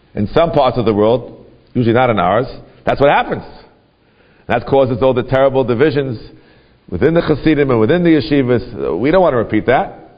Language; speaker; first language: English; native; English